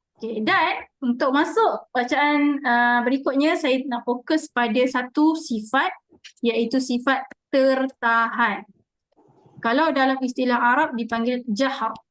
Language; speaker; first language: Malay; native; Malay